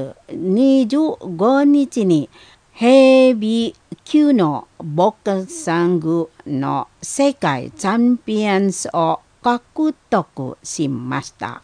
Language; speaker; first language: Japanese; non-native, learner; Indonesian